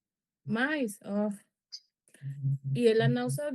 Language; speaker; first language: Portuguese; non-native, learner; Spanish